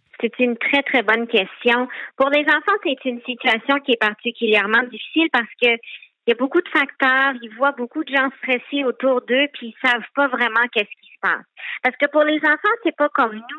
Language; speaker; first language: French; native; French